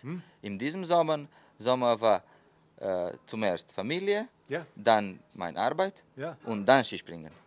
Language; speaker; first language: German; non-native, fluent; Slovenian